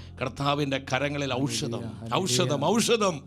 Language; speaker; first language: Malayalam; native; Malayalam